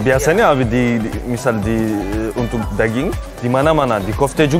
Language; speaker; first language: Indonesian; non-native, fluent; Turkish